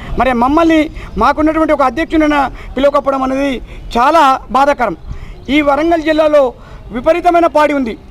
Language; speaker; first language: Telugu; native; Telugu